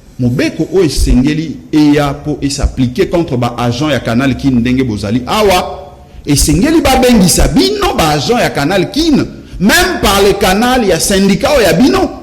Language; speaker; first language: Lingala; native; Lingala